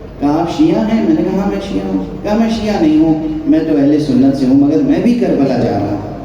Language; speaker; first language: Urdu; native; Urdu